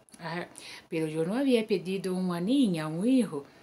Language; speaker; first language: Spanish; non-native, learner; Portuguese